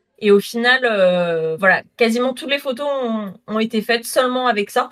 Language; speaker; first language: French; native; French